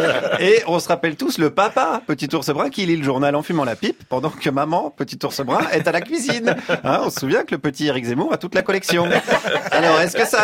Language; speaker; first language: French; native; French